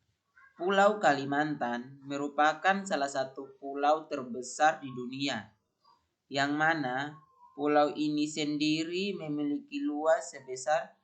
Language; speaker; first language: Indonesian; native; Indonesian